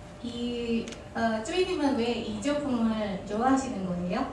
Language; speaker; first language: Korean; non-native, fluent; Indonesian